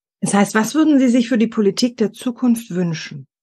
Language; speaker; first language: German; native; German